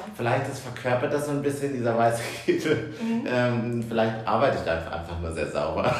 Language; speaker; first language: German; native; German